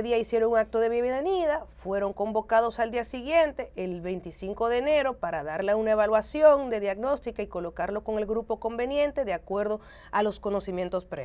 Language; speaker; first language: Spanish; native; Spanish